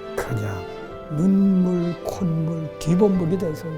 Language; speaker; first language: Korean; native; Korean